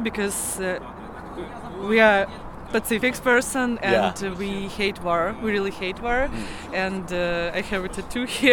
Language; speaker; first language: English; non-native, learner; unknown